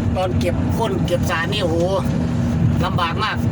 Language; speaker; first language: Thai; non-native, local second language; Northeastern Thai